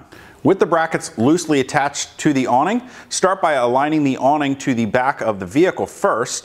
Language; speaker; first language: English; native; English